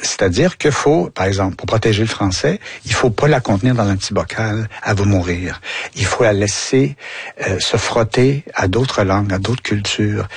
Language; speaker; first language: French; native; French